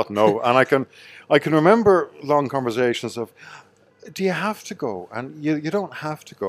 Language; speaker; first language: English; native; English